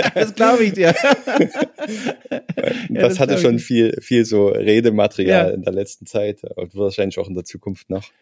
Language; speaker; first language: German; native; German